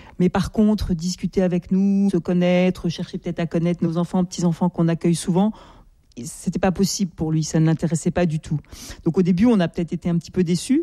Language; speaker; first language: French; native; French